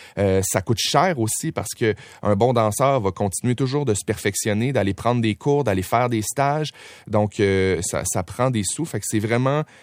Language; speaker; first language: French; native; French